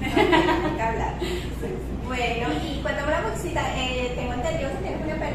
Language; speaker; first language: Spanish; native; Spanish